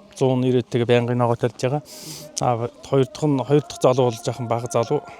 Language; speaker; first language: Mongolian; non-native, local second language; Kazakh